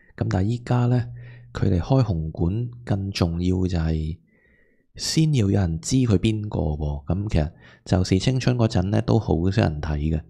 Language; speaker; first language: Cantonese; native; Cantonese